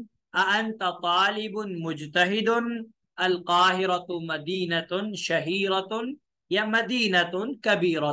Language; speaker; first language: Arabic; non-native, fluent; Urdu